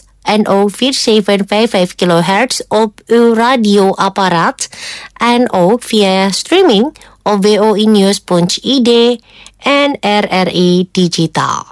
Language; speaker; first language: Dutch; non-native, fluent; Indonesian